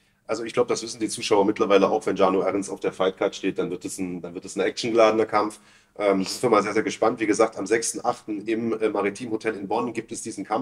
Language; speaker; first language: German; native; German